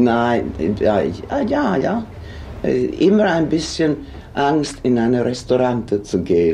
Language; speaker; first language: German; non-native, fluent; Swedish